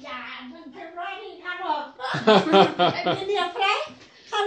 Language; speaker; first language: Dutch; non-native, learner; Nepali